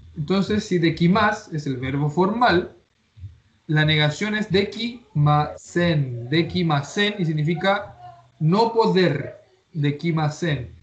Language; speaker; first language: Spanish; native; Spanish